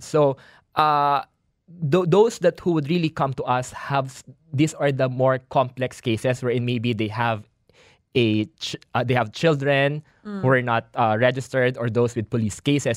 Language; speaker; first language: English; non-native, local second language; Filipino